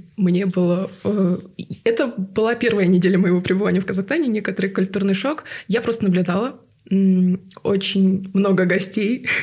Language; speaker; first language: Russian; non-native, local second language; Tuvinian